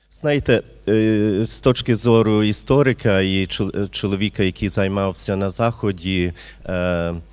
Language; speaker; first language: Ukrainian; early bilingual, heritage; Ukrainian